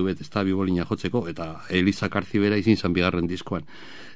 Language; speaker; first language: Basque; native; Basque